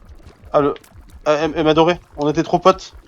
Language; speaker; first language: French; native; French